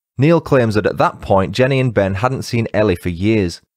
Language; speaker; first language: English; native; English